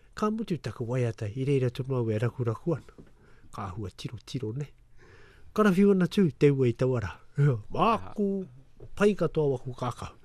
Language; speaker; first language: Māori; native; Māori